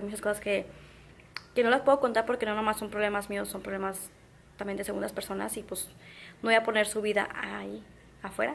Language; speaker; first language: Spanish; early bilingual, heritage; Spanish